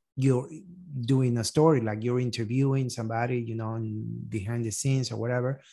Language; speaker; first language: English; non-native, fluent; Spanish